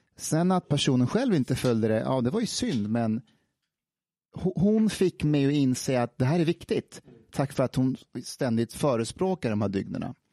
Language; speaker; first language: Swedish; early bilingual, other home language; Persian